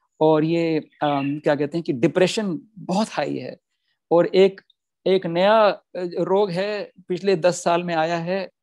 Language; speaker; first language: Hindi; native; Hindi